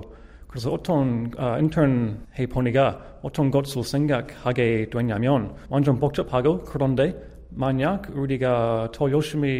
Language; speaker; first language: Korean; non-native, fluent; English